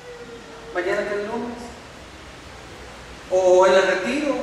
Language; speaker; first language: Spanish; native; Spanish